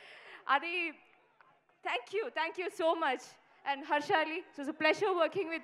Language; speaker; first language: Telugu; non-native, fluent; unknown